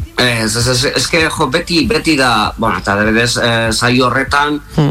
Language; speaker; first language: Basque; non-native, local second language; Spanish